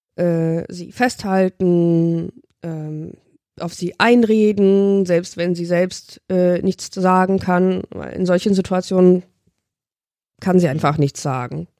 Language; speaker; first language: German; early bilingual, other home language; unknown